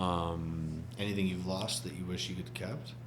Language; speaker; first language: English; native; English